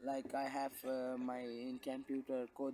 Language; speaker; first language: English; non-native, local second language; Punjabi